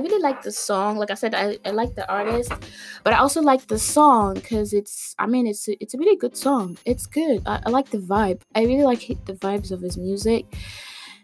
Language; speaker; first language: English; non-native, local second language; Igbo